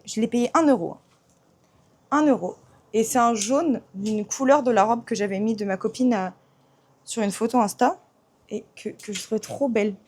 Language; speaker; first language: French; native; French